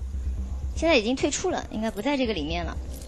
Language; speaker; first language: Chinese; native; Chinese